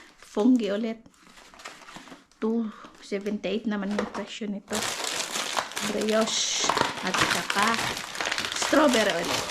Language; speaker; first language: Filipino; native; Filipino